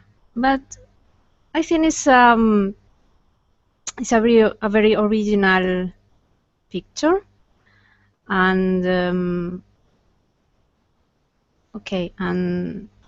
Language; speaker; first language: English; non-native, fluent; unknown